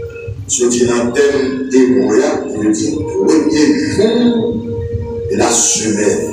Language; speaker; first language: French; non-native, local second language; Haitian Creole